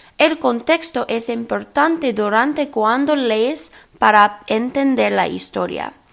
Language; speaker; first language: Spanish; early bilingual, heritage; English